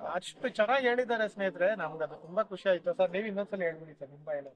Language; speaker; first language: Kannada; native; Kannada